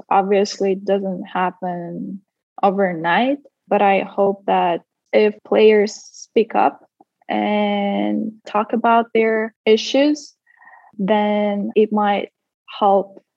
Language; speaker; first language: English; non-native, fluent; Russian